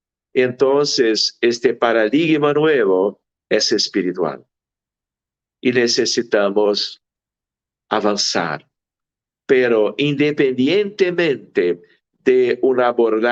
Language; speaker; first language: Spanish; non-native, fluent; Portuguese